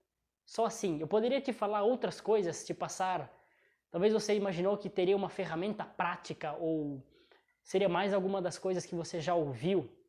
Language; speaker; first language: Portuguese; native; Portuguese